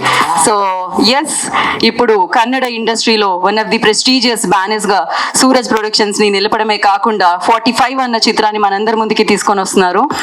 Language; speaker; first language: Telugu; native; Telugu